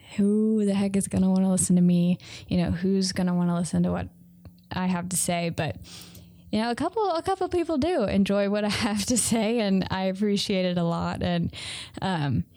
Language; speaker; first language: English; native; English